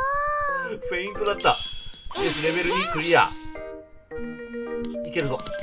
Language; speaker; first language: Japanese; native; Japanese